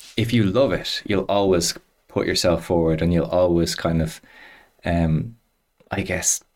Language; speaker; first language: English; native; English